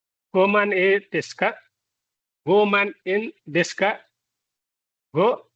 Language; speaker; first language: Japanese; non-native, learner; Nepali